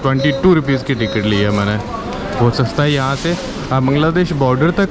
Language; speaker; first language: Hindi; native; Hindi